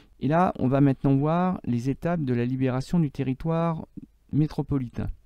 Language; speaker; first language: French; native; French